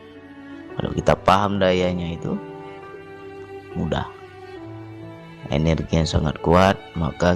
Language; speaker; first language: Indonesian; native; Indonesian